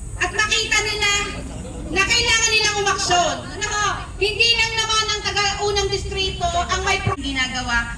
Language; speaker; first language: Filipino; native; Filipino